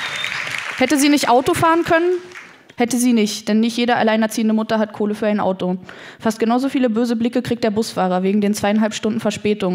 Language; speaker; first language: German; native; German